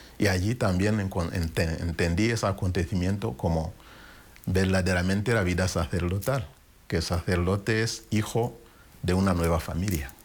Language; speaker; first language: Spanish; non-native, fluent; Kinyarwanda